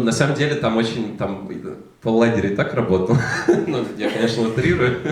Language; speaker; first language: Russian; native; Russian